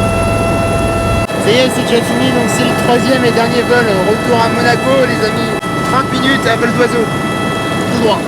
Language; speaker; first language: French; native; French